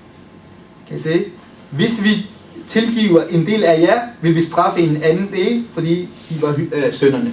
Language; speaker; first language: Danish; early bilingual, other home language; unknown